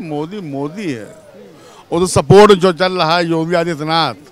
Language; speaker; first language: Hindi; native; Hindi